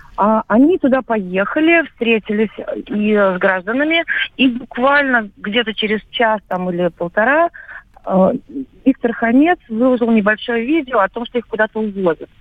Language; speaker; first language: Russian; native; Russian